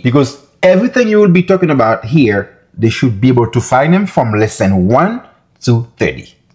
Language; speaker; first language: English; non-native, fluent; Haitian Creole